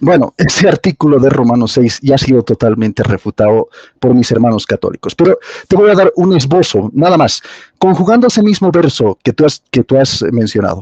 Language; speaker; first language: Spanish; native; Spanish